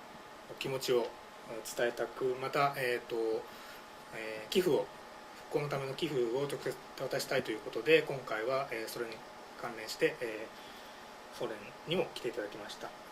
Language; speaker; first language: Japanese; native; Japanese